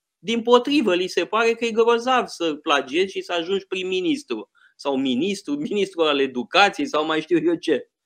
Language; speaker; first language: Romanian; native; Romanian